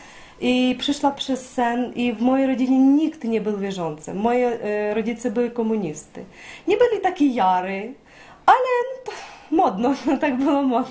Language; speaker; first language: Polish; non-native, learner; Ukrainian